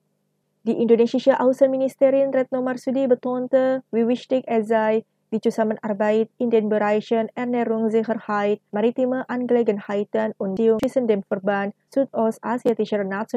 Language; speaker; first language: German; non-native, fluent; Indonesian